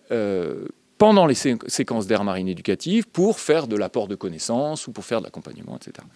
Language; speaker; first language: French; native; French